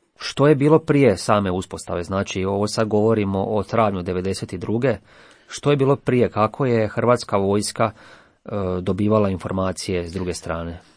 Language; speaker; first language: Croatian; native; Croatian